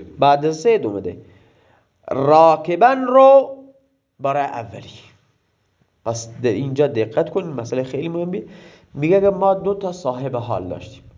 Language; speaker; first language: Persian; non-native, local second language; Baluchi